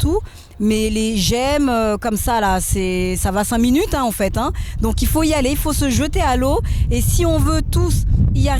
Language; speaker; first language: French; native; French